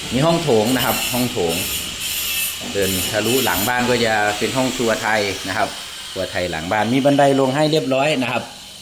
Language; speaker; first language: Thai; native; Thai